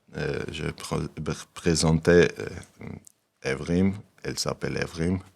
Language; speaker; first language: French; non-native, learner; Armenian